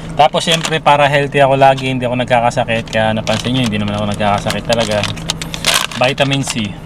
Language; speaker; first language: Filipino; native; Filipino